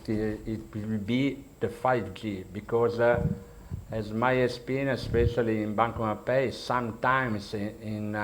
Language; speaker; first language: English; non-native, learner; Italian